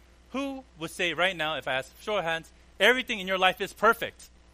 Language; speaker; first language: English; early bilingual, other home language; Korean